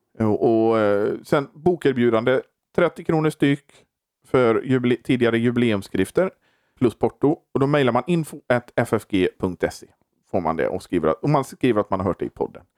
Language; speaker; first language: Swedish; native; Swedish